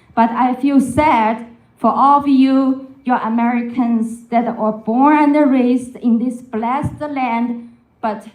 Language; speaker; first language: English; non-native, fluent; Chinese